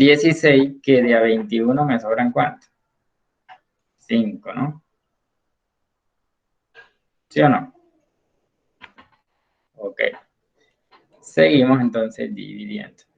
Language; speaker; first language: Spanish; native; Spanish